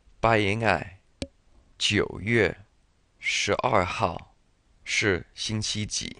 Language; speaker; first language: Chinese; non-native, fluent; English